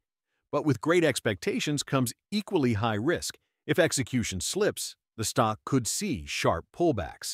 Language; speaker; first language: English; native; English